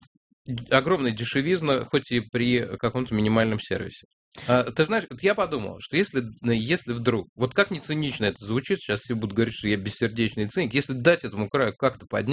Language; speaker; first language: Russian; native; Russian